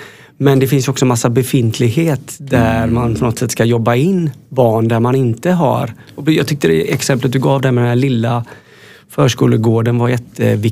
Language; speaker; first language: Swedish; native; Swedish